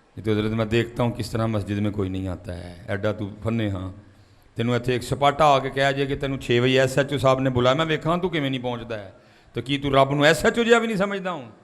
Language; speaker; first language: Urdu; non-native, local second language; Punjabi